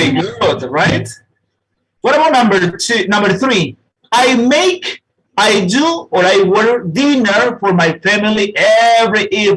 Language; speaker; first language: English; non-native, fluent; Spanish